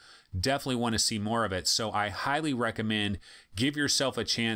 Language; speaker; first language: English; native; English